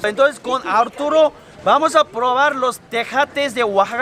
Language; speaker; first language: Spanish; non-native, fluent; Korean